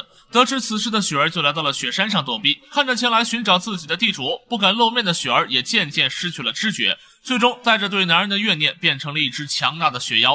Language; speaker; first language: Chinese; native; Chinese